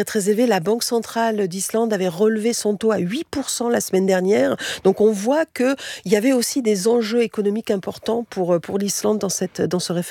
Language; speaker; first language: French; native; French